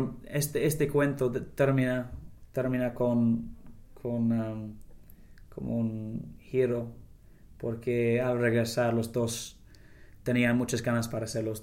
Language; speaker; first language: Spanish; non-native, learner; English